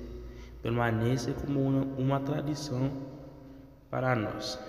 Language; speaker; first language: Portuguese; non-native, fluent; Haitian Creole